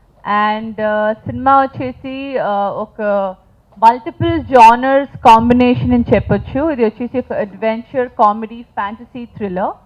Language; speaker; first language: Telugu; non-native, fluent; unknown